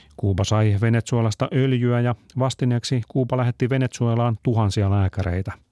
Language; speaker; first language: Finnish; native; Finnish